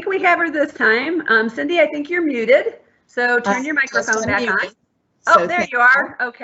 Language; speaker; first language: English; native; English